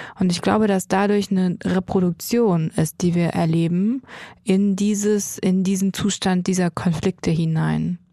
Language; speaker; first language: German; native; German